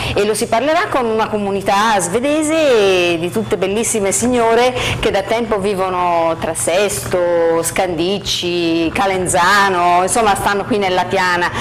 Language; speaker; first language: Italian; native; Italian